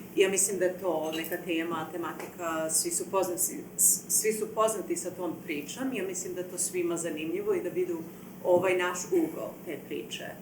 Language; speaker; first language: Bosnian; early bilingual, heritage; Serbian